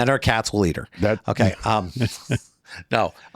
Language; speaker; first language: English; native; English